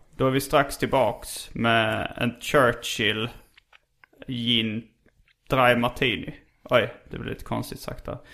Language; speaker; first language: Swedish; native; Swedish